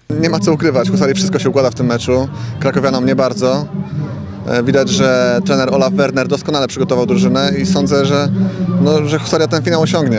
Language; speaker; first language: Polish; native; Polish